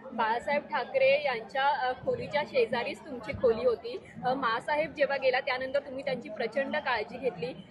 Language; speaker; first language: Marathi; native; Marathi